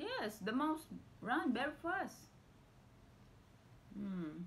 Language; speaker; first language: English; non-native, learner; Filipino